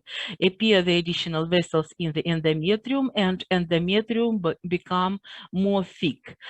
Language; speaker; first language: English; non-native, fluent; Russian